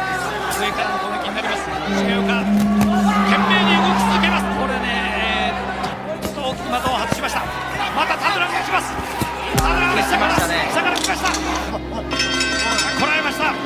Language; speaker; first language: Japanese; native; Japanese